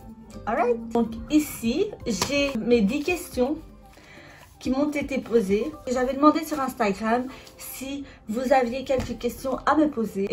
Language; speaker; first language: French; native; French